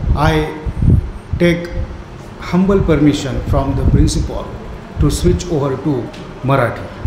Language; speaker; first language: English; non-native, local second language; Marathi